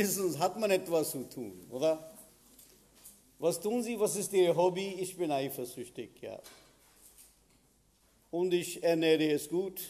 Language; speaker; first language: German; non-native, fluent; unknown